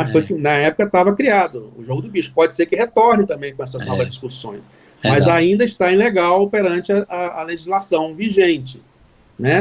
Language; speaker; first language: Portuguese; native; Portuguese